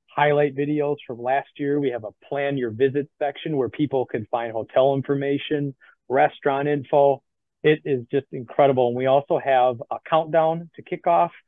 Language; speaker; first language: English; native; English